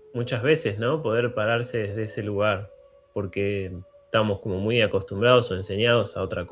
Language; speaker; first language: Spanish; native; Spanish